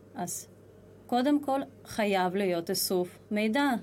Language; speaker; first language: Hebrew; non-native, fluent; Russian